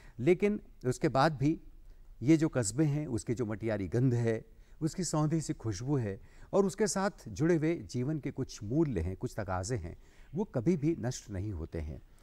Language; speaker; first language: Hindi; native; Hindi